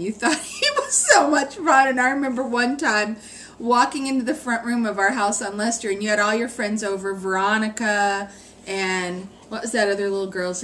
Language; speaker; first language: English; native; English